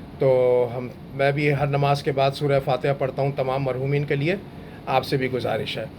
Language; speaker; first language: Urdu; native; Urdu